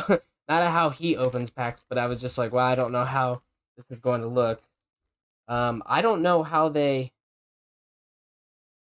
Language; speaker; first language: English; native; English